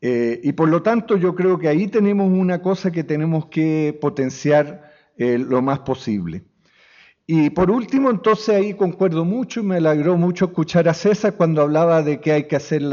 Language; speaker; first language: Spanish; native; Spanish